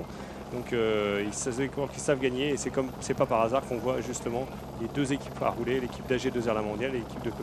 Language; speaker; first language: French; native; French